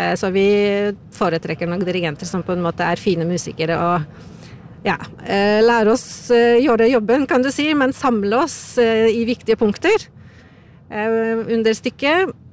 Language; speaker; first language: Norwegian; non-native, fluent; Polish